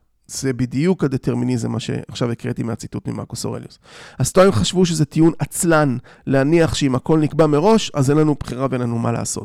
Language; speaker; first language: Hebrew; native; Hebrew